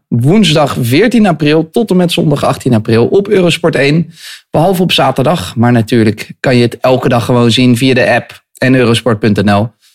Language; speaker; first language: Dutch; native; Dutch